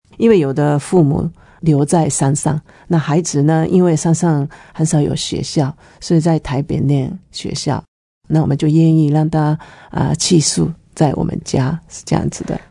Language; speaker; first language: Chinese; non-native, fluent; Japanese